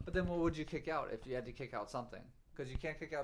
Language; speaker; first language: English; native; English